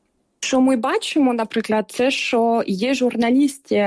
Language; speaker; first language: Ukrainian; non-native, fluent; French